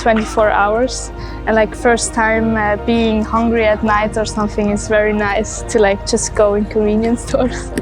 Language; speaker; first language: English; non-native, fluent; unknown